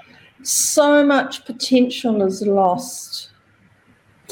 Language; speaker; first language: English; native; English